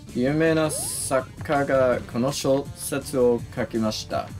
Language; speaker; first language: Japanese; non-native, learner; English